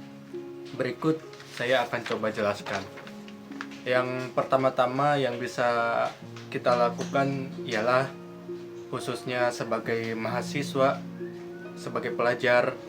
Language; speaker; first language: Indonesian; native; Indonesian